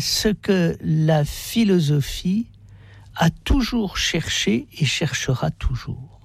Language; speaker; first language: French; native; French